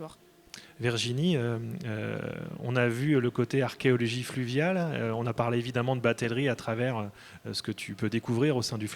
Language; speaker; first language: French; native; French